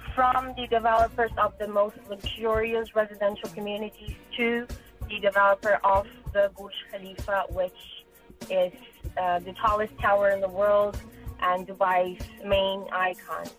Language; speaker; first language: English; non-native, fluent; Portuguese